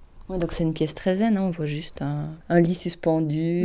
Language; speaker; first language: French; native; French